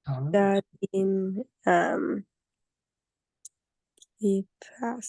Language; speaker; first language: Persian; non-native, learner; English